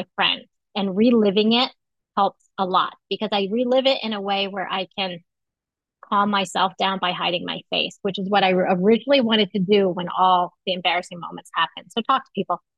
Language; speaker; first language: English; native; English